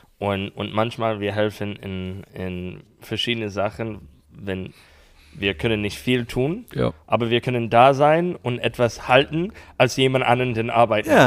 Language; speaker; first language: German; non-native, learner; English